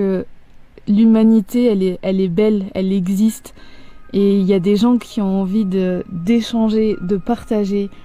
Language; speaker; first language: French; native; French